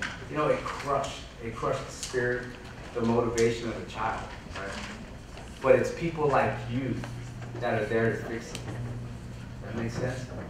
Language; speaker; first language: English; early bilingual, other home language; Spanish